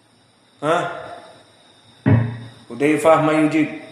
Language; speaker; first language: Arabic; non-native, fluent; Indonesian